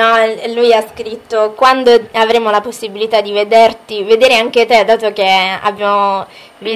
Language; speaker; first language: Italian; native; Italian